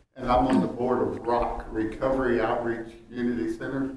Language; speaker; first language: English; native; English